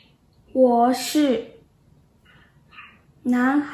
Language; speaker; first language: Chinese; non-native, learner; Japanese